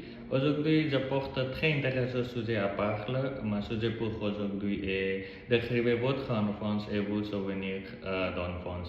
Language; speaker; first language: French; non-native, learner; Nepali